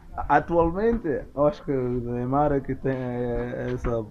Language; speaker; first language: Portuguese; non-native, local second language; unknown